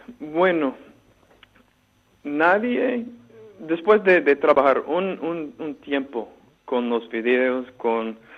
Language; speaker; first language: Spanish; non-native, fluent; English